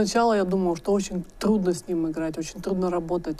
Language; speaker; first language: Russian; native; Russian